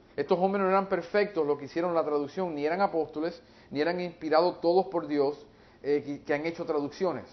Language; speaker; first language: Spanish; early bilingual, heritage; English